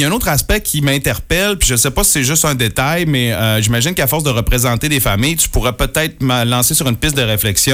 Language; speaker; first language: French; native; French